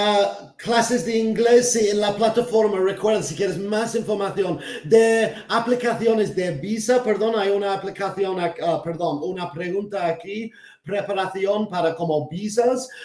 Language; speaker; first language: Spanish; non-native, fluent; English